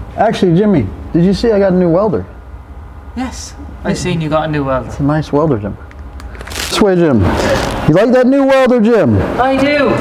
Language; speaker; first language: English; native; English